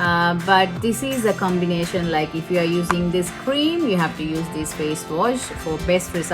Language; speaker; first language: English; non-native, local second language; Tamil